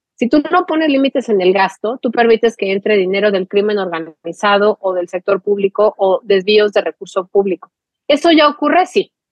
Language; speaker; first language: Spanish; native; Spanish